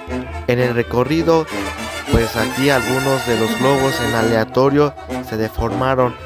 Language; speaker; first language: Spanish; native; Spanish